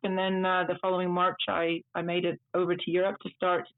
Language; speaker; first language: English; early bilingual, other home language; Dutch